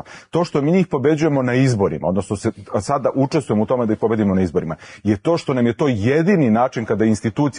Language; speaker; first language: Serbian; native; Serbian